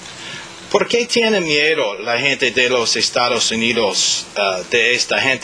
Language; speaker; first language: Spanish; non-native, learner; English